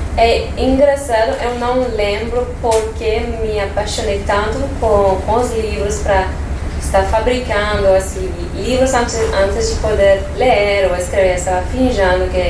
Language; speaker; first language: Portuguese; non-native, fluent; French